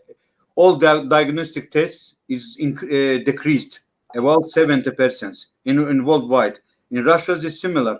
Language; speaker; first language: English; non-native, learner; Russian